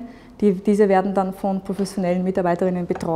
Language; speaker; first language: German; native; German